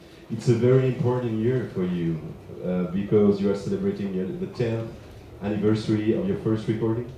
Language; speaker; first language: English; non-native, fluent; French